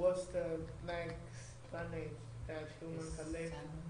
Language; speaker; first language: English; non-native, learner; Chinese